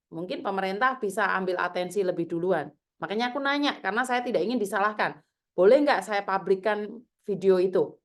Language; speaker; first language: Indonesian; native; Indonesian